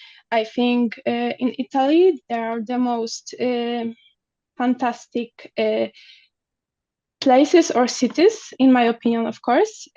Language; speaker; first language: English; non-native, learner; Polish